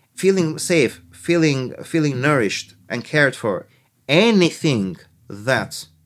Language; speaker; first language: English; early bilingual, other home language; Albanian